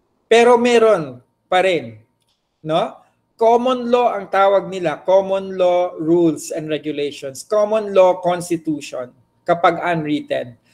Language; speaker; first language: English; non-native, local second language; Filipino